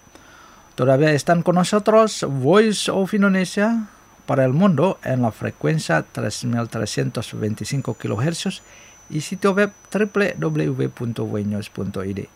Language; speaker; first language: Spanish; non-native, fluent; Indonesian